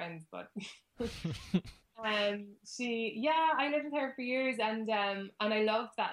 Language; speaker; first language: English; native; English